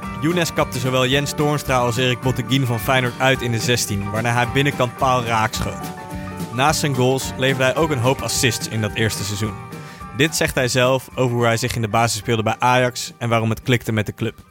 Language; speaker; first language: Dutch; native; Dutch